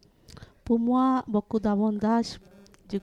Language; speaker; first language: French; non-native, learner; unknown